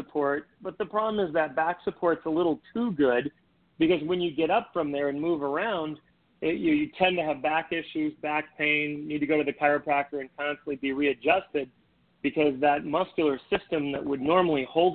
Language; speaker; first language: English; native; English